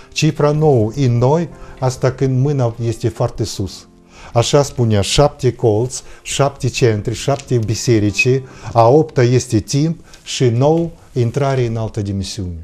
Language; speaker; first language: Romanian; non-native, fluent; Russian